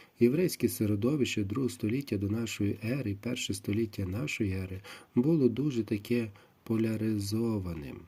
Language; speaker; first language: Ukrainian; native; Ukrainian